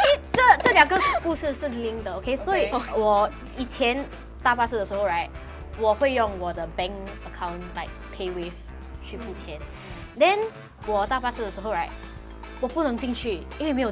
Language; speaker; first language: Chinese; non-native, local second language; English